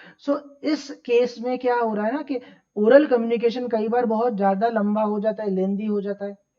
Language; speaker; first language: Hindi; non-native, local second language; Gujarati